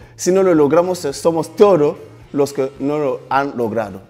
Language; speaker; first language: Spanish; non-native, fluent; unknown